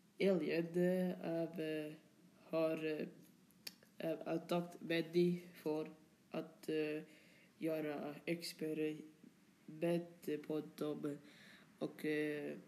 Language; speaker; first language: Swedish; non-native, learner; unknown